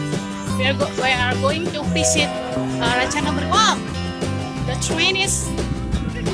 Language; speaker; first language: English; non-native, local second language; Indonesian